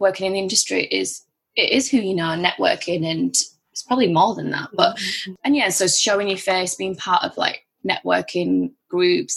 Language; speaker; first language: English; native; English